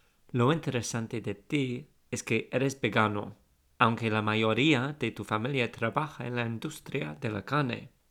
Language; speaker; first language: Spanish; non-native, fluent; English